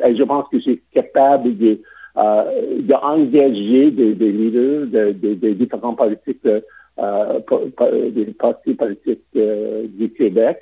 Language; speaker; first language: French; non-native, local second language; English